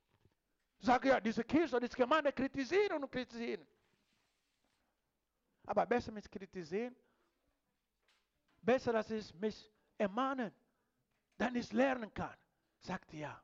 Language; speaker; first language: German; non-native, fluent; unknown